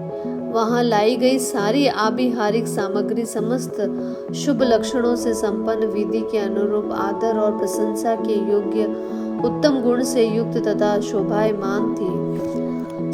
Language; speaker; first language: Hindi; native; Hindi